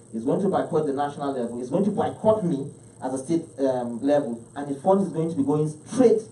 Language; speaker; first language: English; non-native, local second language; Hausa